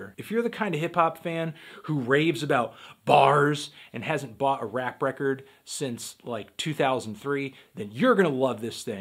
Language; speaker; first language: English; native; English